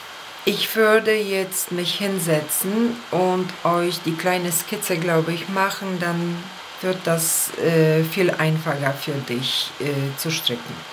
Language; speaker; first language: German; non-native, fluent; Polish